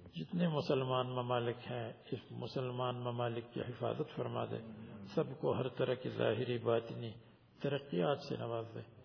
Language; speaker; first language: Urdu; native; Urdu